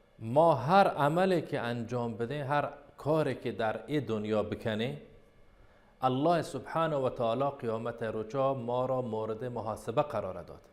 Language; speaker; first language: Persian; non-native, local second language; Baluchi